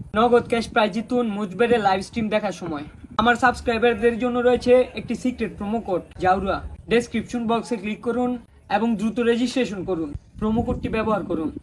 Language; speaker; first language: Bangla; native; Bangla